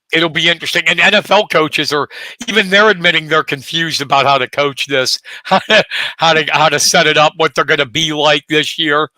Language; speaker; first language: English; native; English